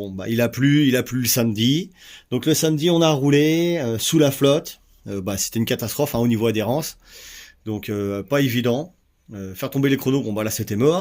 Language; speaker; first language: French; native; French